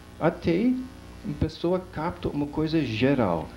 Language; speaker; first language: Portuguese; non-native, fluent; English